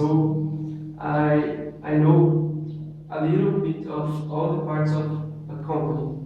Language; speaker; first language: English; non-native, learner; Portuguese